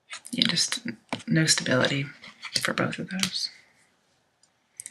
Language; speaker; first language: English; native; English